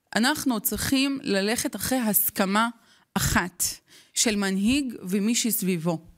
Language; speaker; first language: Hebrew; non-native, local second language; Arabic